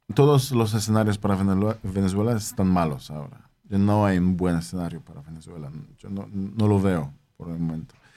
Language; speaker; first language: Spanish; non-native, fluent; Polish